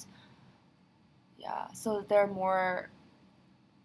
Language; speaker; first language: English; non-native, fluent; Korean